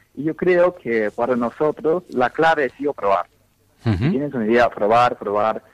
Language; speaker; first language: Spanish; non-native, fluent; English